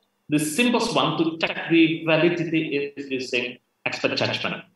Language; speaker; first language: English; non-native, fluent; Indonesian